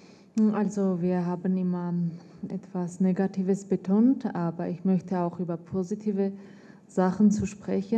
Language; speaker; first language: German; non-native, fluent; Armenian